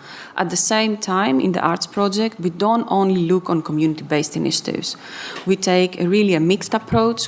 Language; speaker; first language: English; non-native, fluent; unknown